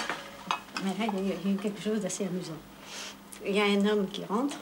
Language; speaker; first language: French; native; French